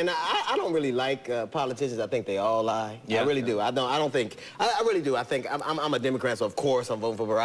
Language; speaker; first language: English; native; English